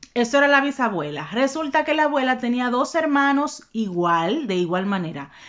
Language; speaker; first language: Spanish; native; Spanish